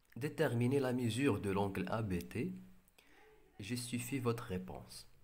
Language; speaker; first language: French; non-native, local second language; Arabic